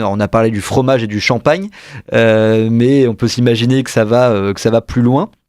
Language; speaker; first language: French; native; French